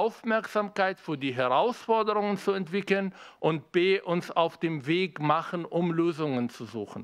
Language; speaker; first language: German; non-native, fluent; Arabic